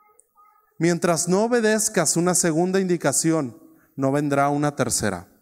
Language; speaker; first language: Spanish; native; Spanish